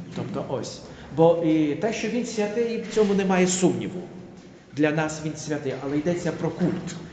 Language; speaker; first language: Ukrainian; native; Ukrainian